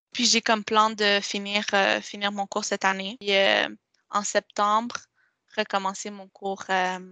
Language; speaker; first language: French; non-native, local second language; Spanish